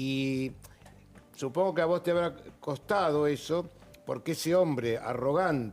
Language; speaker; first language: Spanish; native; Spanish